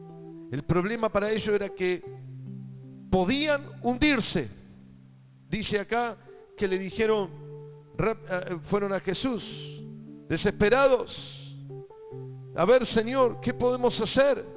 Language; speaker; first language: Spanish; native; Spanish